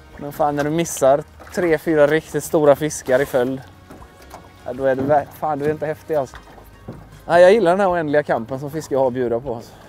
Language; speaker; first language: Swedish; early bilingual, other home language; Russian